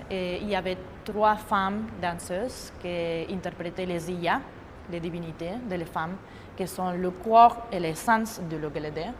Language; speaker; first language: French; non-native, fluent; Spanish